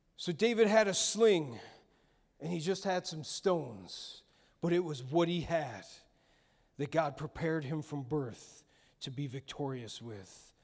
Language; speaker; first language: English; native; English